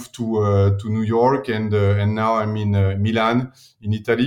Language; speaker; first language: English; non-native, fluent; French